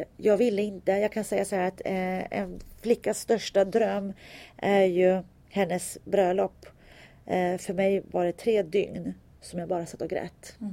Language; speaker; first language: Swedish; early bilingual, other home language; Turkish